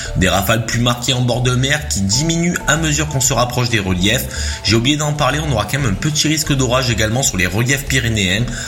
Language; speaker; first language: French; native; French